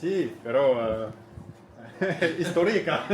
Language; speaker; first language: Spanish; non-native, learner; French